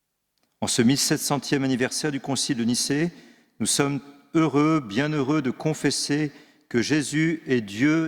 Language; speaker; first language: French; native; French